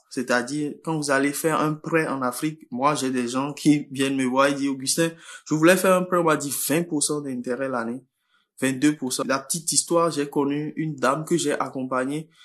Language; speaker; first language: French; non-native, local second language; Fon